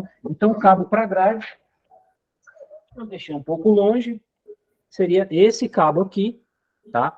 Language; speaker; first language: Portuguese; native; Portuguese